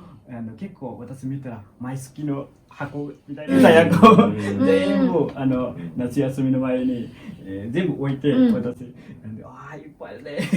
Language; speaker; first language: Japanese; non-native, learner; Manipuri